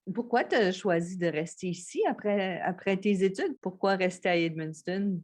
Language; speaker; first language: French; native; French